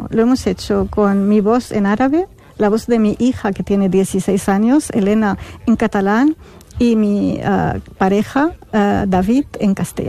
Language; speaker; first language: Spanish; non-native, fluent; Arabic